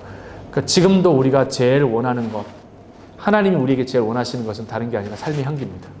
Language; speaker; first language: Korean; native; Korean